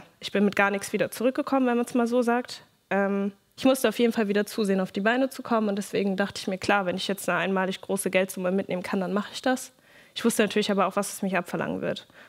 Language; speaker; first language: German; native; German